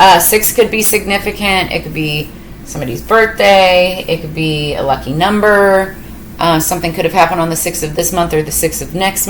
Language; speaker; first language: English; native; English